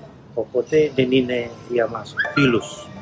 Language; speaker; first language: Greek; non-native, learner; Indonesian